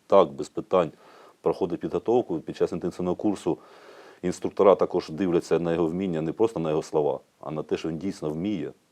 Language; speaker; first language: Ukrainian; native; Ukrainian